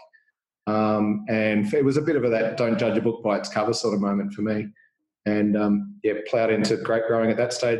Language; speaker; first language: English; native; English